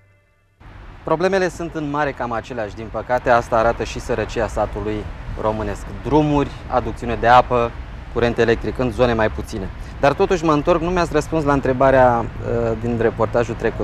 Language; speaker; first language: Romanian; native; Romanian